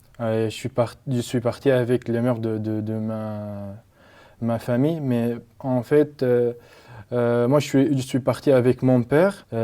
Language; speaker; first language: French; non-native, learner; Arabic